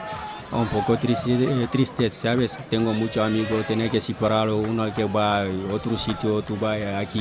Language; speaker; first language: Spanish; non-native, learner; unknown